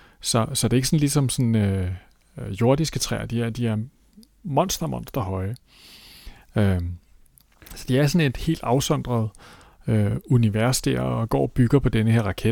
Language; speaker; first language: Danish; native; Danish